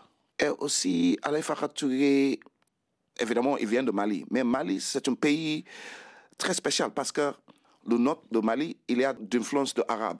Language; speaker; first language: French; non-native, fluent; Krio